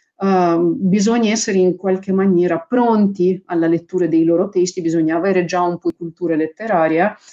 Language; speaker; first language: Italian; non-native, fluent; Russian